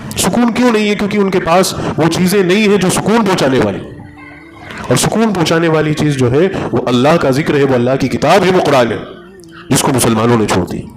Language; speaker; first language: Urdu; native; Urdu